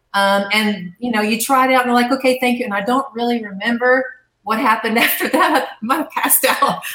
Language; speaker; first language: English; native; English